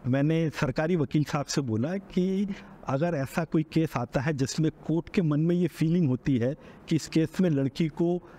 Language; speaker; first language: Hindi; native; Hindi